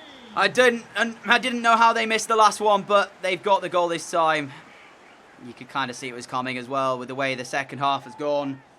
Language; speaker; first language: English; native; English